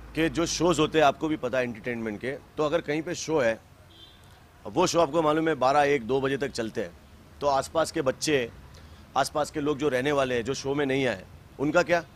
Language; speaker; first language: Hindi; native; Hindi